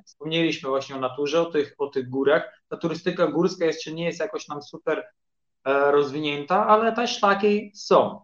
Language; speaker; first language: Polish; early bilingual, heritage; Polish